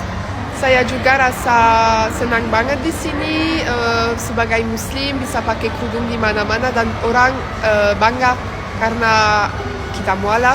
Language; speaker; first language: Indonesian; non-native, learner; French